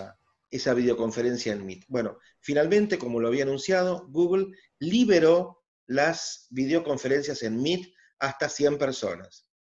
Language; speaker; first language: Spanish; native; Spanish